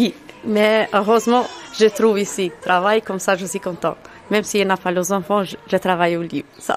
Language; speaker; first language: French; non-native, learner; Albanian